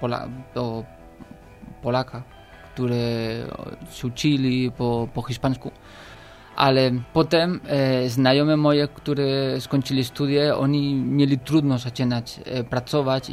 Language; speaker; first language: Polish; non-native, learner; Spanish